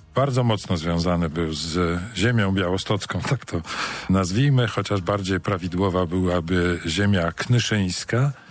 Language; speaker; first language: Polish; native; Polish